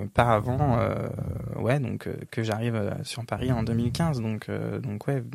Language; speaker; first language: French; native; French